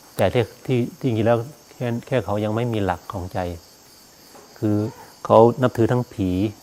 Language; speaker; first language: Thai; native; Thai